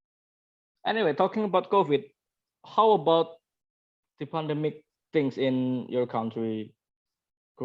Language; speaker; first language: English; non-native, learner; Indonesian